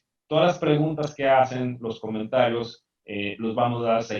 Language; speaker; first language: Spanish; native; Spanish